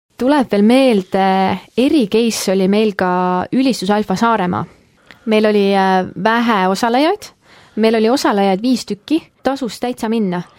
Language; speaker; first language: Estonian; early bilingual, heritage; Estonian